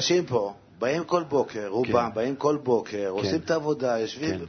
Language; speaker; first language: Hebrew; native; Hebrew